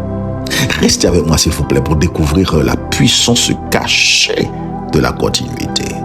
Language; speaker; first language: French; non-native, local second language; Haitian Creole